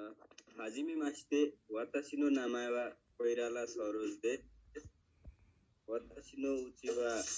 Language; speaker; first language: Japanese; non-native, learner; Nepali